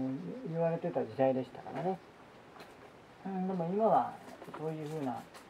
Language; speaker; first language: Japanese; native; Japanese